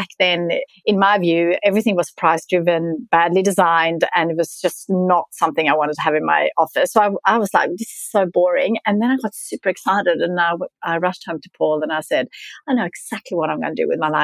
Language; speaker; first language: English; non-native, fluent; Swedish